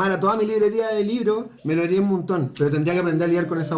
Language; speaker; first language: Spanish; native; Spanish